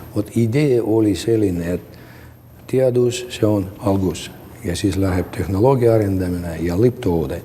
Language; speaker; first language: Estonian; non-native, local second language; Russian